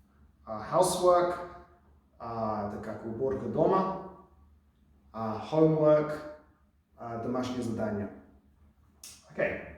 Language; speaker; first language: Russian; non-native, fluent; English